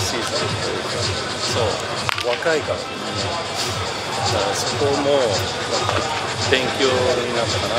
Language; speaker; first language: Japanese; non-native, fluent; English